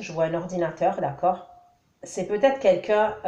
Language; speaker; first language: French; native; French